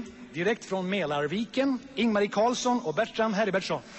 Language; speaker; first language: Swedish; native; Swedish